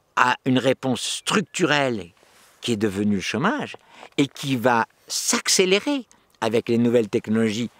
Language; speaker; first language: French; native; French